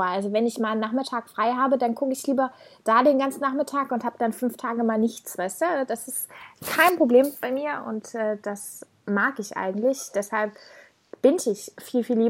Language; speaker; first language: German; native; German